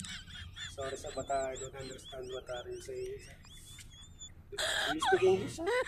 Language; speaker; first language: English; non-native, local second language; Filipino